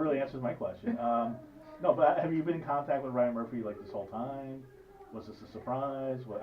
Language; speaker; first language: English; native; English